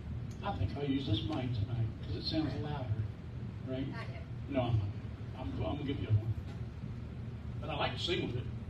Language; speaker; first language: English; native; English